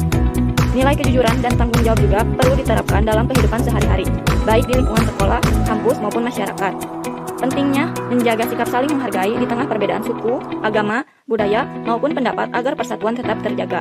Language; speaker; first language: Indonesian; native; Indonesian